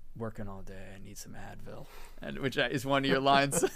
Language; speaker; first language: English; native; English